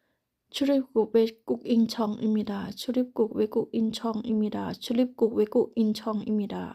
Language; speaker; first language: Korean; non-native, learner; Thai